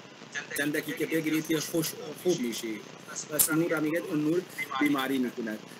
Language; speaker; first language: Persian; non-native, learner; Hindi